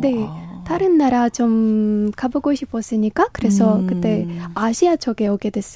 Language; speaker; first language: Korean; non-native, learner; Ukrainian